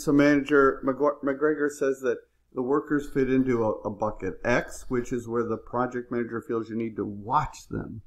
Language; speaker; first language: English; native; English